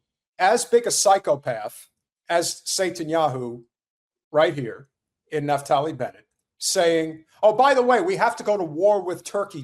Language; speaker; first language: English; native; English